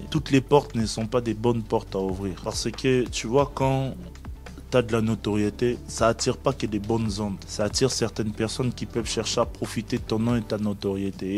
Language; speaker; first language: French; non-native, local second language; Lingala